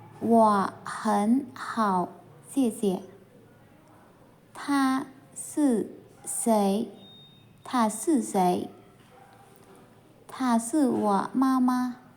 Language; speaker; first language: Chinese; non-native, fluent; Khmer